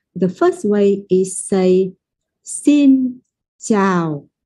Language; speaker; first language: English; non-native, fluent; Vietnamese